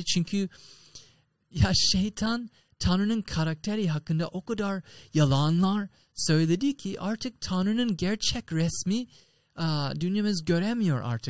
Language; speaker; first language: Turkish; non-native, fluent; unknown